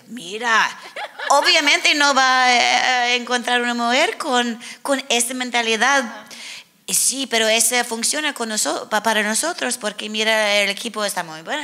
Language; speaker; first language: Spanish; non-native, learner; English